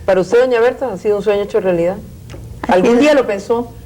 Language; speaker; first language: Spanish; native; Spanish